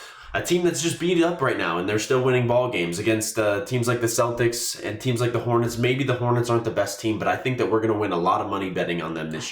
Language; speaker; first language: English; native; English